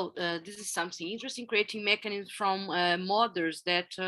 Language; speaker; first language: English; non-native, fluent; Portuguese